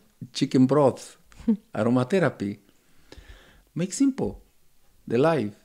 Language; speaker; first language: English; non-native, learner; Spanish